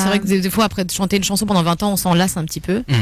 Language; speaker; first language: French; native; French